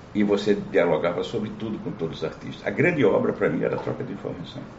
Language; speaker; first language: Portuguese; native; Portuguese